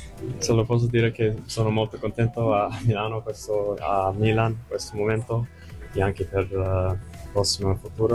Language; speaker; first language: Italian; non-native, fluent; English